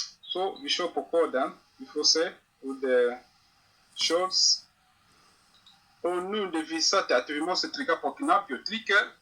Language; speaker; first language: Swedish; non-native, learner; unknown